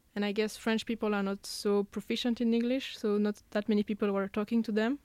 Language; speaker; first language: English; non-native, fluent; French